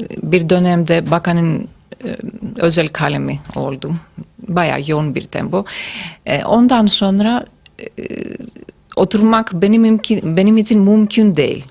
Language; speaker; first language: Turkish; non-native, fluent; Greek